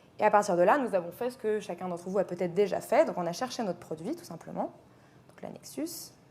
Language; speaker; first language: French; native; French